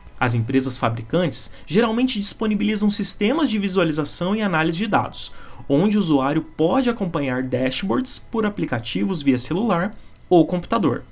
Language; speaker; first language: Portuguese; native; Portuguese